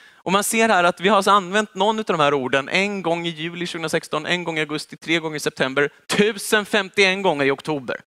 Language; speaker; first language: Swedish; native; Swedish